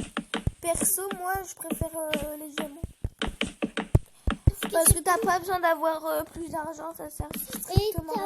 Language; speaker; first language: French; native; French